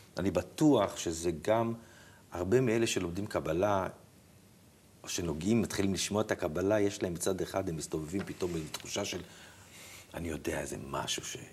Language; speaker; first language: Hebrew; native; Hebrew